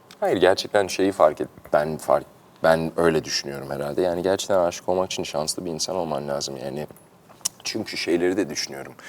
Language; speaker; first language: Turkish; early bilingual, heritage; Turkish